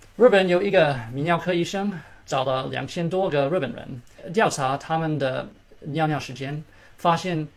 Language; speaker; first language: Chinese; early bilingual, heritage; Chinese